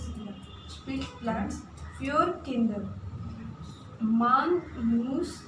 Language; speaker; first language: German; non-native, learner; Marathi